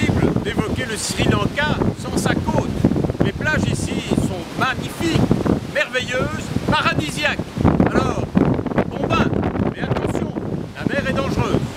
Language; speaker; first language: French; native; French